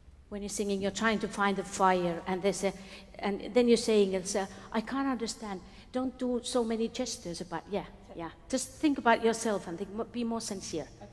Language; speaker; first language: English; non-native, fluent; Finnish